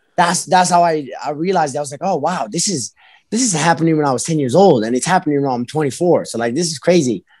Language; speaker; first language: English; early bilingual, other home language; Arabic